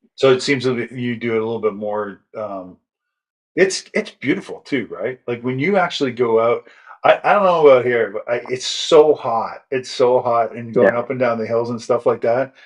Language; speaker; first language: English; native; English